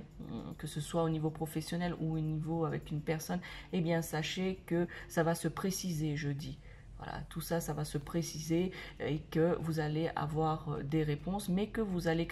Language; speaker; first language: French; native; French